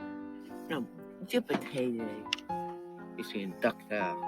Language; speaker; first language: French; non-native, local second language; English